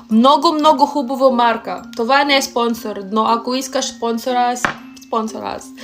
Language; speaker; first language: Bulgarian; non-native, learner; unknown